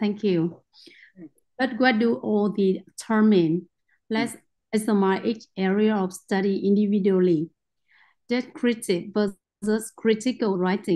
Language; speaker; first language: English; non-native, learner; Vietnamese